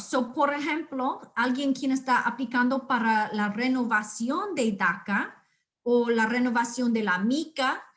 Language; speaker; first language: Spanish; non-native, fluent; English